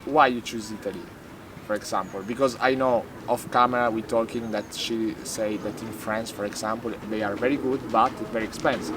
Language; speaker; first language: English; non-native, learner; Italian